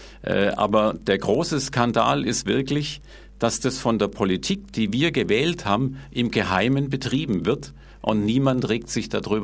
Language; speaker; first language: German; native; German